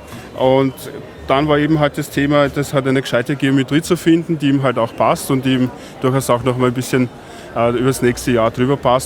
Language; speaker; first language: German; native; German